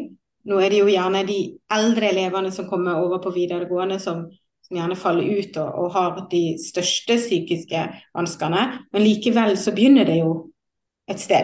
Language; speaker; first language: Norwegian; native; Norwegian